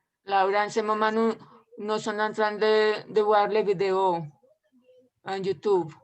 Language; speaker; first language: French; non-native, learner; Spanish